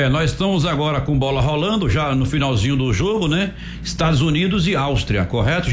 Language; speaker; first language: Portuguese; native; Portuguese